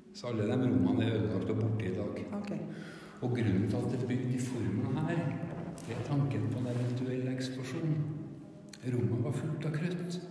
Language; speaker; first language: Norwegian; native; Norwegian